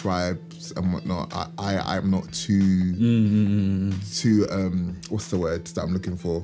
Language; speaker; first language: English; native; English